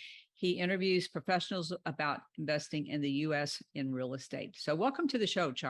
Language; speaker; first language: English; native; English